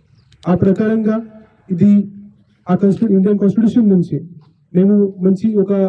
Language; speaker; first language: Telugu; non-native, learner; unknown